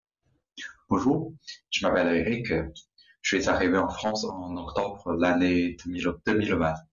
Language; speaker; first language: French; non-native, learner; Chinese